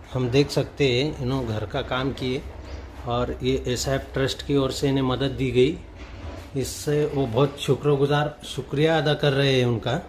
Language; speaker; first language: Hindi; non-native, local second language; Urdu